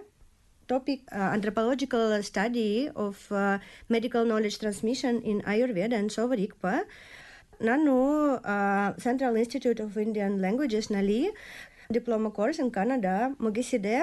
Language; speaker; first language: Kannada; non-native, learner; Russian